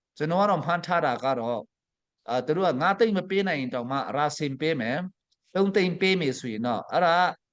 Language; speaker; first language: Burmese; non-native, local second language; Hakha Chin